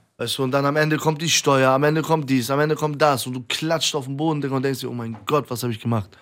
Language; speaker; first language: German; early bilingual, other home language; Persian